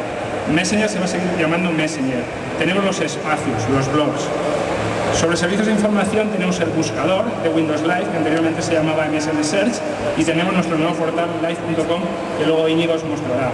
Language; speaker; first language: Spanish; native; Spanish